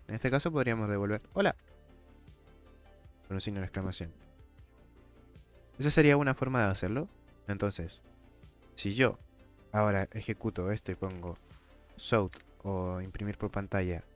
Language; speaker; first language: Spanish; native; Spanish